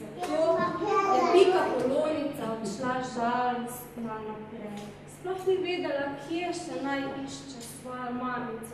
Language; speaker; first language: Slovenian; native; Slovenian